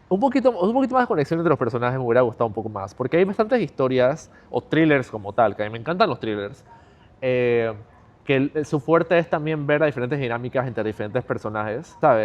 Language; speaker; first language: Spanish; native; Spanish